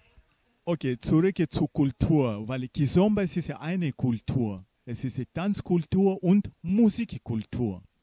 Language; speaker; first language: German; non-native, fluent; Portuguese